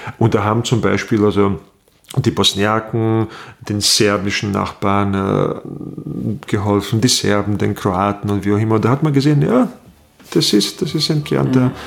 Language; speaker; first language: German; non-native, fluent; Bosnian